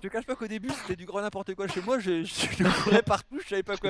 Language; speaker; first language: French; native; French